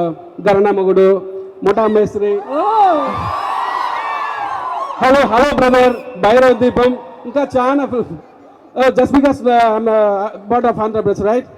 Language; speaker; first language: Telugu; non-native, learner; Tamil